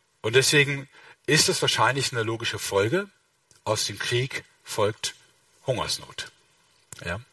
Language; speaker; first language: German; native; German